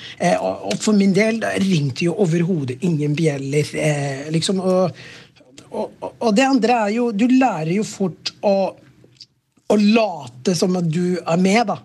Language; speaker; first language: Norwegian; non-native, fluent; Somali